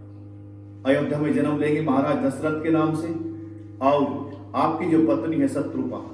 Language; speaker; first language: Hindi; native; Hindi